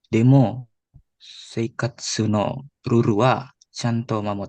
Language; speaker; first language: Japanese; non-native, learner; Indonesian